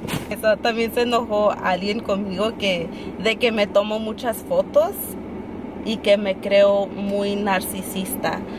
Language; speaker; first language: Spanish; early bilingual, heritage; Spanish